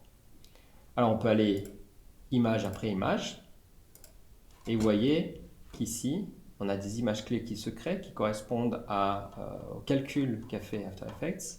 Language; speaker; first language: French; native; French